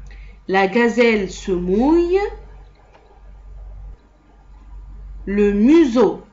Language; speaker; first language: French; non-native, local second language; Arabic